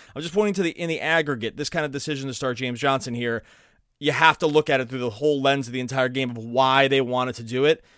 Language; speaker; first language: English; native; English